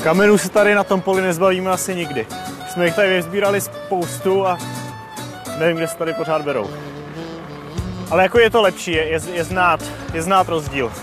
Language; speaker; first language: Czech; native; Czech